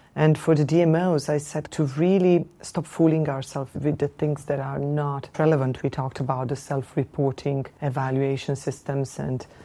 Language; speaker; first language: English; non-native, fluent; Slovenian